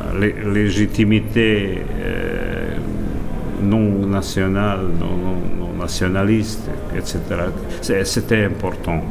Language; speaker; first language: French; non-native, fluent; Serbian